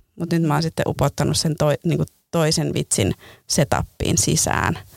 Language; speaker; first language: Finnish; non-native, local second language; Swedish